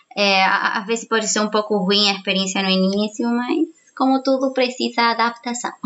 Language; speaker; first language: Portuguese; non-native, fluent; Spanish